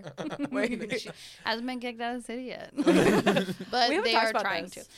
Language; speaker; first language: English; native; English